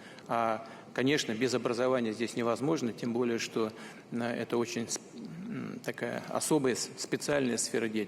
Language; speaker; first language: Russian; native; Russian